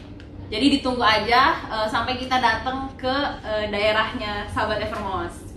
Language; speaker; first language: Indonesian; native; Indonesian